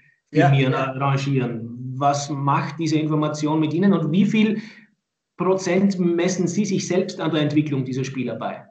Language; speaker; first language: German; native; German